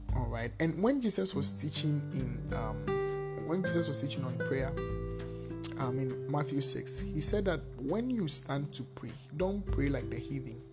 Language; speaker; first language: English; non-native, local second language; Akan